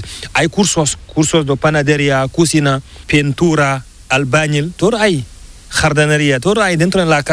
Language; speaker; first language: Spanish; non-native, learner; Fula